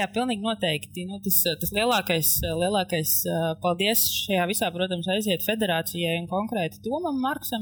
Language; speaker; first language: Latvian; native; Latvian